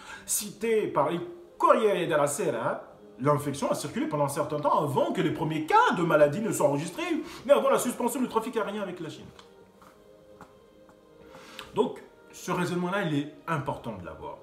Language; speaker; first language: French; native; French